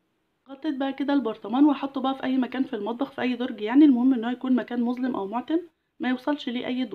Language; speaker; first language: Arabic; native; Arabic